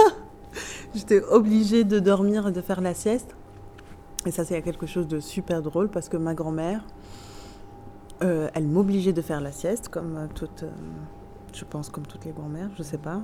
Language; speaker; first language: French; non-native, local second language; Arabic